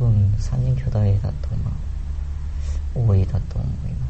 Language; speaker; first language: Japanese; non-native, learner; Korean